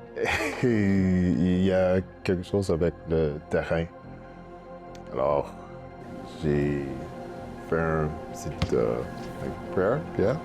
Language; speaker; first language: French; non-native, local second language; English